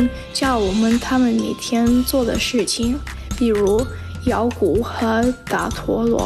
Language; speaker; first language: Chinese; non-native, learner; English